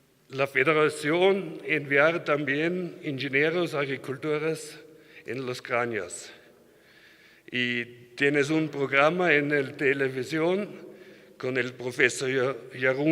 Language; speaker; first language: Spanish; non-native, learner; German